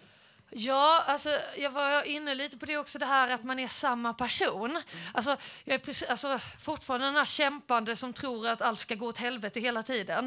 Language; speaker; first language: Swedish; native; Swedish